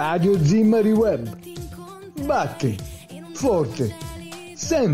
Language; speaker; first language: Italian; native; Italian